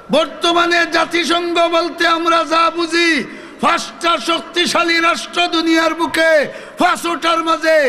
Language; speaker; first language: Bangla; non-native, local second language; Sylheti